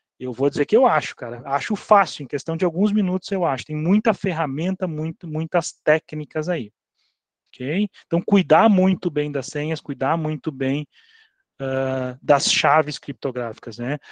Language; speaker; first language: Portuguese; native; Portuguese